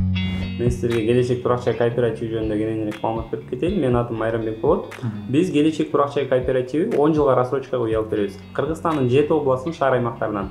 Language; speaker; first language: Kyrgyz; native; Kyrgyz